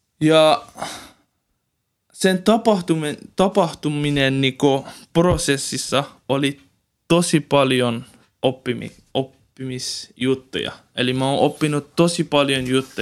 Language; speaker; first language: Finnish; non-native, learner; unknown